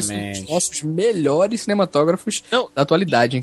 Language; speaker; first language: Portuguese; native; Portuguese